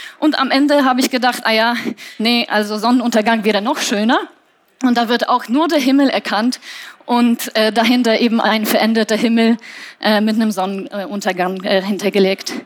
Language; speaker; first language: German; non-native, fluent; Polish